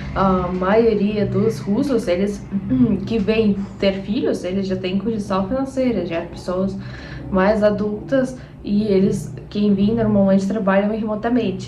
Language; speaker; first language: Portuguese; non-native, fluent; Russian